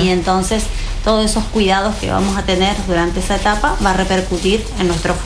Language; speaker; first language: Spanish; native; Spanish